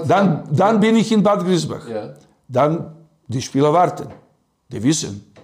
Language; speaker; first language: German; non-native, learner; Serbian